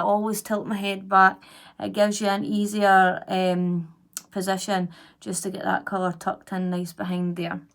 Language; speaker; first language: English; native; English